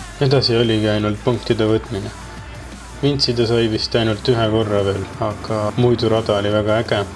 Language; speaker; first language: Estonian; native; Estonian